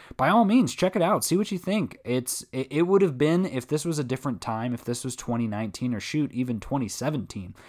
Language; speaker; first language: English; native; English